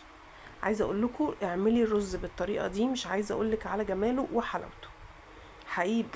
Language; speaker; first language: Arabic; native; Arabic